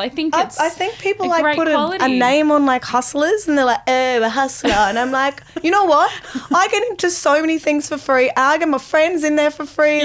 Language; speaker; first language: English; native; English